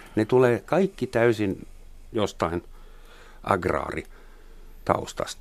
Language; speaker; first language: Finnish; non-native, fluent; German